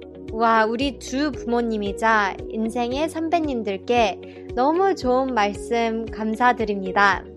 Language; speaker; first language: Korean; early bilingual, heritage; Korean